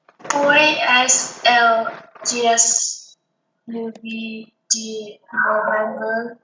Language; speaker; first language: Spanish; non-native, learner; English